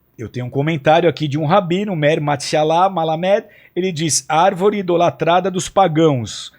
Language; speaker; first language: Portuguese; native; Portuguese